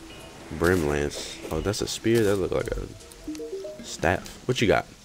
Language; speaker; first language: English; native; English